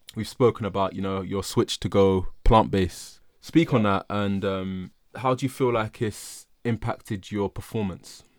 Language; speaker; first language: English; early bilingual, other home language; Yoruba